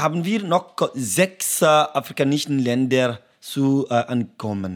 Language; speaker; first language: German; non-native, learner; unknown